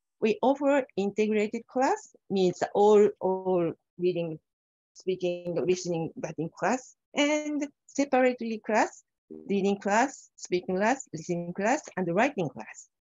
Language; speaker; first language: English; non-native, fluent; Japanese